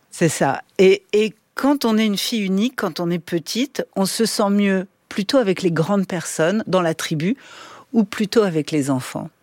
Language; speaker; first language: French; native; French